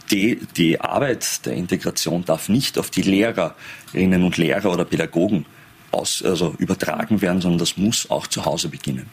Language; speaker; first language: German; early bilingual, other home language; Persian